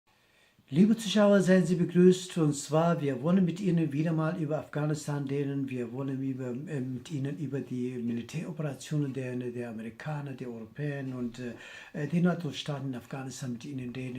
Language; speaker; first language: German; non-native, fluent; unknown